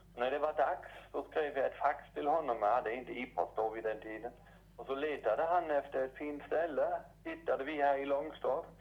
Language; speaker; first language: Swedish; non-native, fluent; German